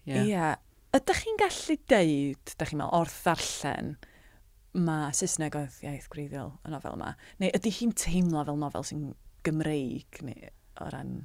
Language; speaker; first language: Welsh; native; Welsh